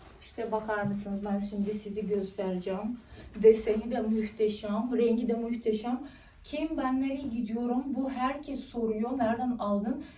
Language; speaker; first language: Turkish; non-native, fluent; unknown